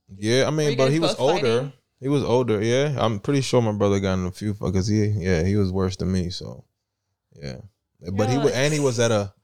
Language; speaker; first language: English; early bilingual, other home language; Italian